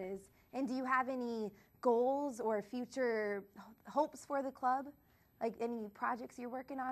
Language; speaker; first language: English; native; English